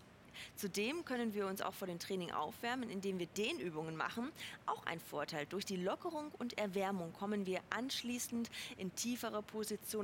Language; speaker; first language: German; native; German